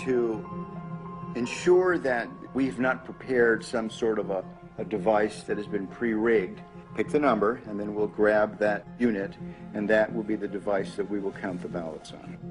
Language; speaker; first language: English; native; English